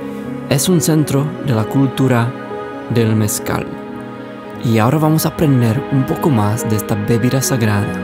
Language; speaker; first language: Spanish; non-native, learner; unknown